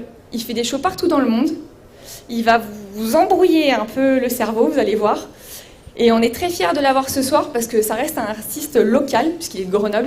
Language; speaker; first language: French; native; French